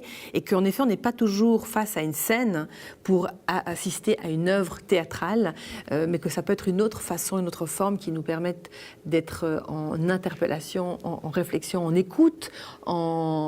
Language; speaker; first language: French; native; French